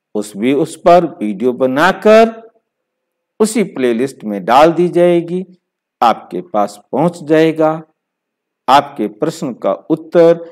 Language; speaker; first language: Hindi; native; Hindi